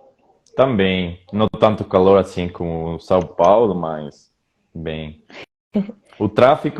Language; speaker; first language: Portuguese; non-native, fluent; Spanish